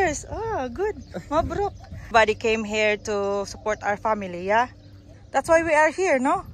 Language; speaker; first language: English; non-native, local second language; Cebuano